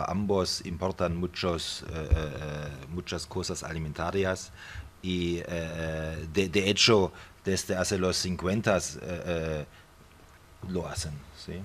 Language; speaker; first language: Spanish; non-native, fluent; German